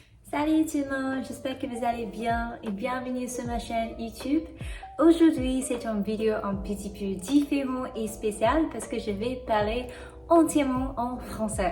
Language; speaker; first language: French; non-native, fluent; English